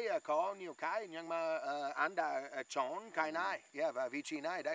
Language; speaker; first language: Vietnamese; non-native, learner; English